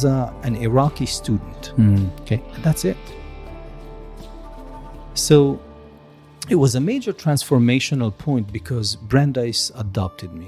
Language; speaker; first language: English; non-native, fluent; Hebrew